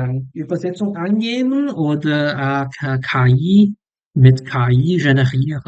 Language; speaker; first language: German; non-native, learner; English